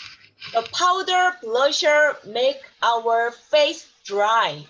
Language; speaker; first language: English; non-native, learner; Korean